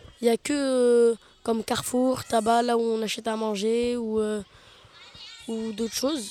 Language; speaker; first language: French; early bilingual, other home language; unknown